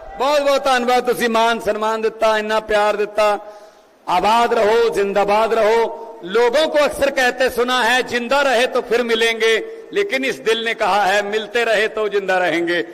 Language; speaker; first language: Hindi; non-native, local second language; Punjabi